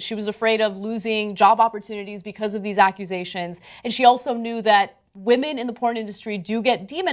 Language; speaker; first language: English; native; English